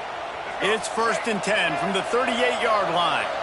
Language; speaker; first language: English; native; English